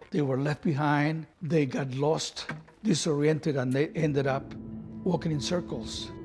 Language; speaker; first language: English; non-native, fluent; Spanish